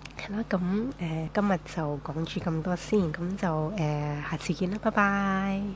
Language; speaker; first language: Cantonese; early bilingual, heritage; Cantonese